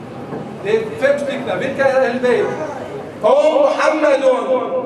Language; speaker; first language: Swedish; early bilingual, other home language; Arabic